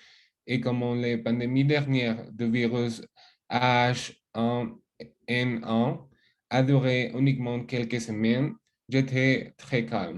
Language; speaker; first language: French; non-native, learner; Spanish